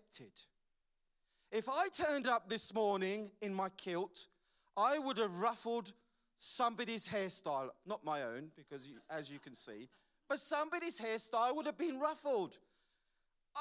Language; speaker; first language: English; native; English